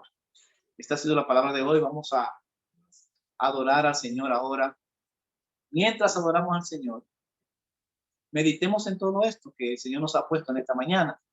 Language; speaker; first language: Spanish; native; Spanish